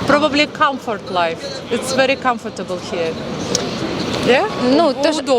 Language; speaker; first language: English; non-native, fluent; Russian